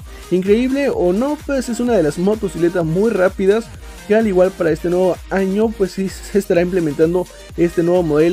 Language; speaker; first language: Spanish; native; Spanish